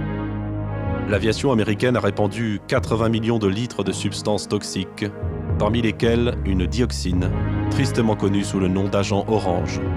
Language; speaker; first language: French; native; French